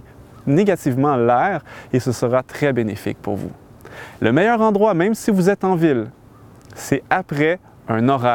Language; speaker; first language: French; native; French